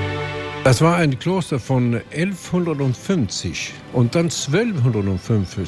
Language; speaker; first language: German; non-native, learner; Swedish